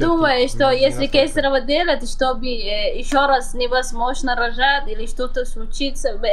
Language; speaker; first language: Russian; non-native, learner; Somali